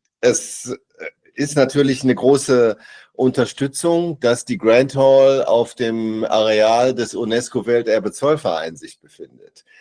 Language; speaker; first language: German; native; German